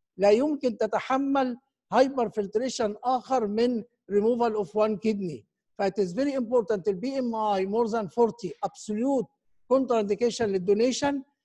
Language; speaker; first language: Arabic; native; Arabic